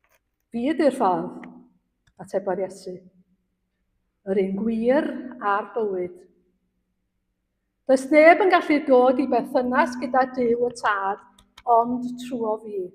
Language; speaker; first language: Welsh; native; Welsh